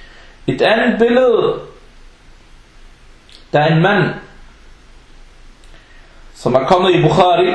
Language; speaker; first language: Danish; non-native, fluent; Arabic